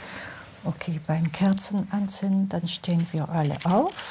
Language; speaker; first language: German; non-native, fluent; Hebrew